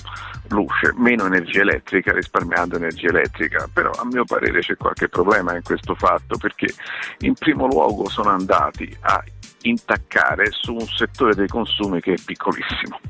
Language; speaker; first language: Italian; native; Italian